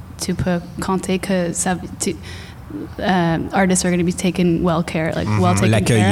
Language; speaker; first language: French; non-native, learner; English